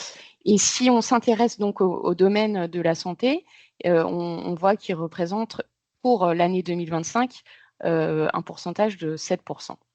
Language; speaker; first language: French; native; French